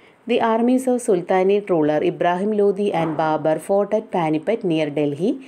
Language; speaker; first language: English; non-native, local second language; Malayalam